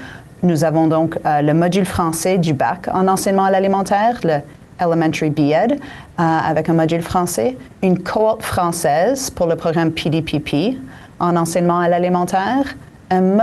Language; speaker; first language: French; native; French